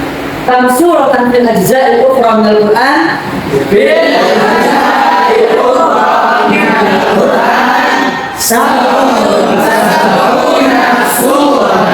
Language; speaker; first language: Arabic; non-native, fluent; Indonesian